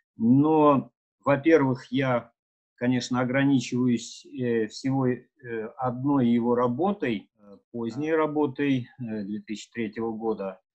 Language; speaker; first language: Russian; native; Russian